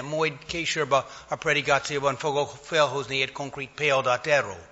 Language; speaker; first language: Hungarian; non-native, fluent; English